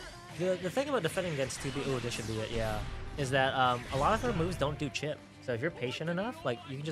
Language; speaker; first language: English; native; English